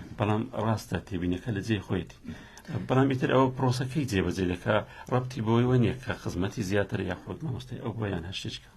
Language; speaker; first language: Central Kurdish; native; Central Kurdish